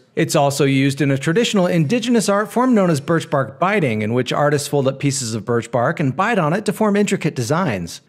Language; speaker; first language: English; native; English